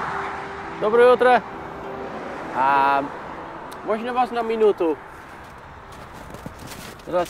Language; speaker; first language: Russian; non-native, fluent; Dutch